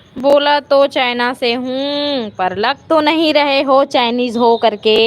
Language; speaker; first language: Hindi; native; Hindi